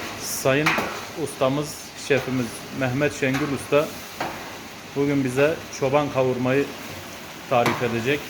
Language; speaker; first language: Turkish; native; Turkish